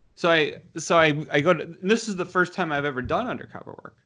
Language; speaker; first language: English; native; English